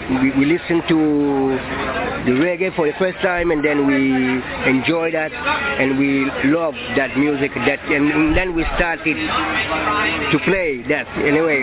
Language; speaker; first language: English; non-native, fluent; Italian